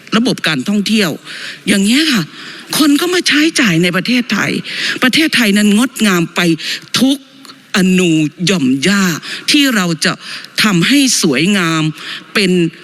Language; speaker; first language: Thai; native; Thai